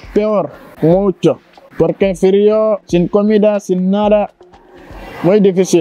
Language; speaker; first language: Spanish; non-native, learner; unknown